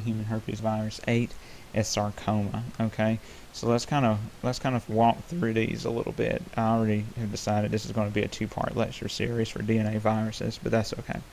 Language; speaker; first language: English; native; English